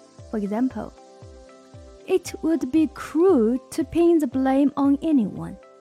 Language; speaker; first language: English; non-native, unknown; Chinese